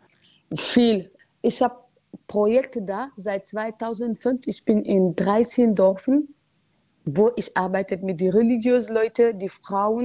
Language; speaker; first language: German; non-native, learner; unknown